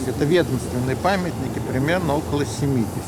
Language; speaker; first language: Russian; native; Russian